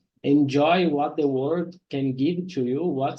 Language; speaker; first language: English; non-native, learner; Portuguese